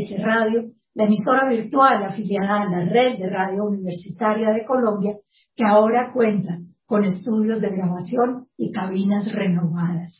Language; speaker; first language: Spanish; native; Spanish